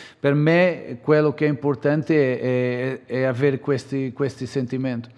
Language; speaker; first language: Italian; non-native, fluent; Portuguese